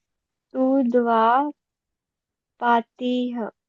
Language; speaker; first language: French; non-native, learner; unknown